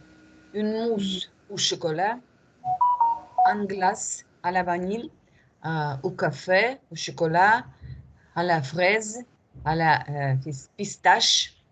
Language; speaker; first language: French; non-native, learner; Russian